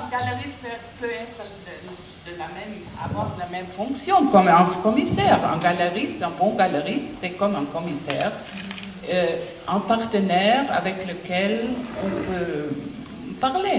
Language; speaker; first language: French; non-native, fluent; German